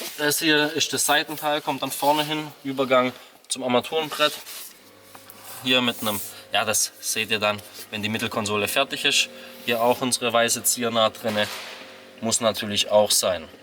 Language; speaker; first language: German; native; German